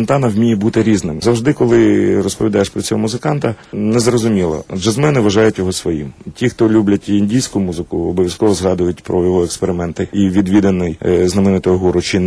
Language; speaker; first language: Ukrainian; native; Ukrainian